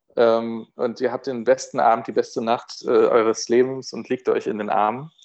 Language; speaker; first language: German; native; German